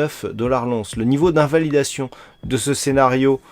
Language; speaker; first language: French; native; French